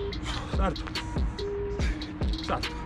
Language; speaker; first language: Italian; non-native, learner; Spanish